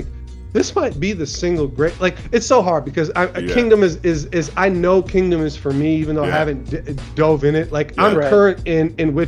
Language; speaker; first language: English; native; English